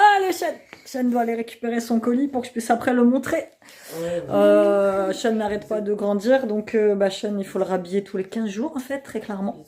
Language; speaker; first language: French; native; French